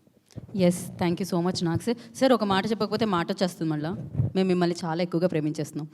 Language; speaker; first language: Telugu; native; Telugu